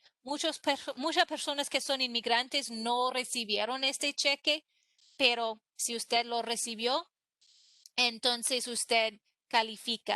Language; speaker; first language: Spanish; non-native, fluent; English